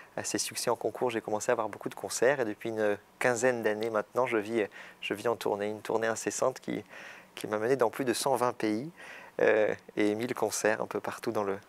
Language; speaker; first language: French; native; French